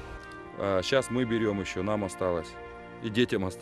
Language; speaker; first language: Russian; native; Russian